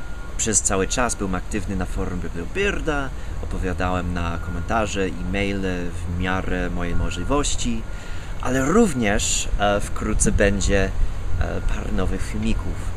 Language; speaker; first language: Polish; non-native, fluent; English